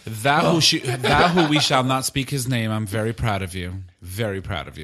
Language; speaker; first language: English; native; English